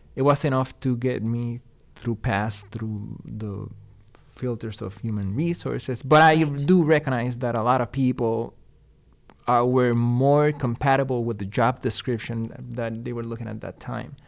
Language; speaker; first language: English; non-native, fluent; Spanish